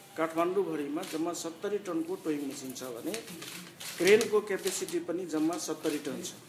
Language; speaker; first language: Nepali; non-native, local second language; Maithili